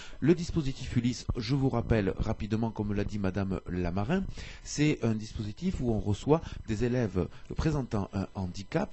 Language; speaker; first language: French; native; French